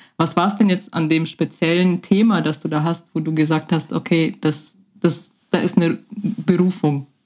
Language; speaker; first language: German; native; German